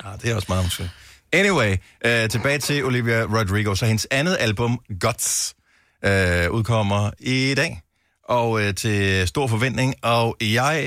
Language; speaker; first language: Danish; native; Danish